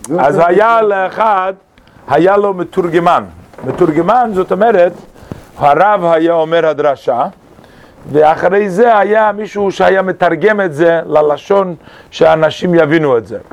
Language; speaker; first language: Hebrew; non-native, fluent; English